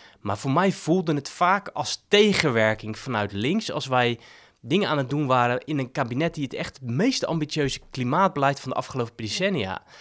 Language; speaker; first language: Dutch; native; Dutch